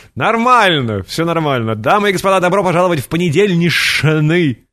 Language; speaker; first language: Russian; native; Russian